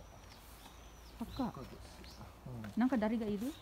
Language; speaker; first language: Japanese; non-native, learner; Filipino